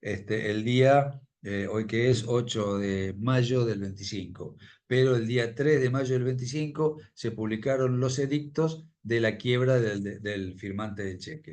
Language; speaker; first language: Spanish; native; Spanish